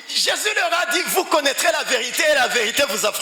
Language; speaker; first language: French; non-native, local second language; Rundi